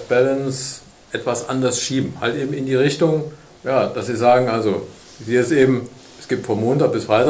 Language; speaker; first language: German; native; German